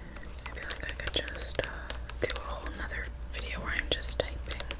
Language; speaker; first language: English; native; English